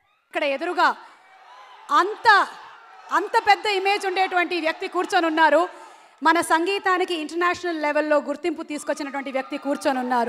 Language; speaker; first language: Telugu; native; Telugu